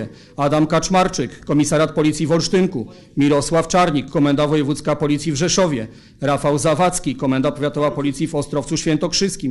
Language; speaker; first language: Polish; native; Polish